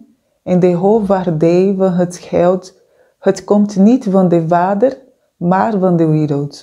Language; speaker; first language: Dutch; non-native, fluent; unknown